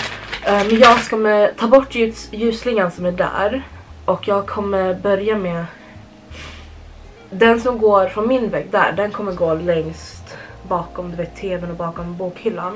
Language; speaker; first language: Swedish; early bilingual, other home language; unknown